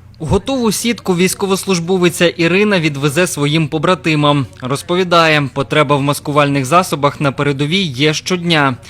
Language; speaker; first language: Ukrainian; native; Ukrainian